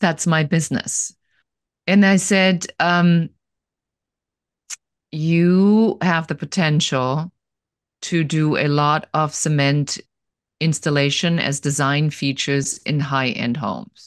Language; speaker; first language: English; non-native, fluent; German